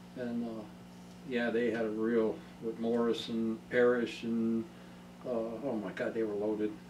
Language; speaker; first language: English; native; English